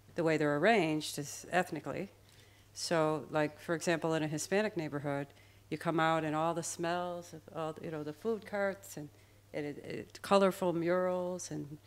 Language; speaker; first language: English; native; English